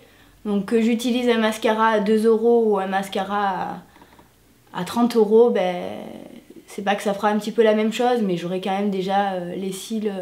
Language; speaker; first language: French; native; French